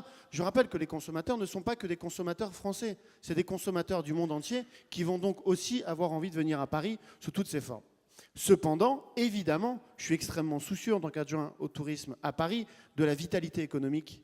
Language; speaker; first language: French; native; French